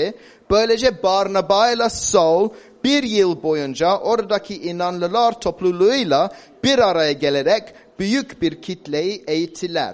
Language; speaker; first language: Turkish; non-native, fluent; English